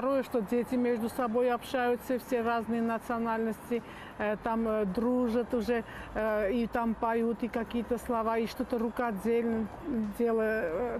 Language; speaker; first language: Russian; non-native, local second language; Armenian